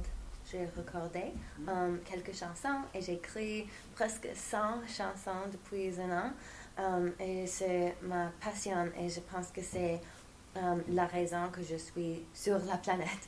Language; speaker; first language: French; non-native, fluent; English